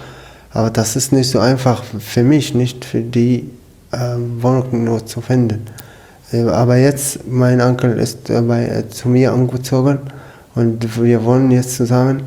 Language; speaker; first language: German; non-native, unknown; Arabic